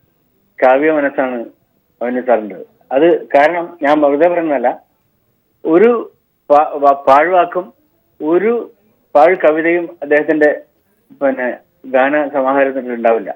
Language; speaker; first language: Malayalam; native; Malayalam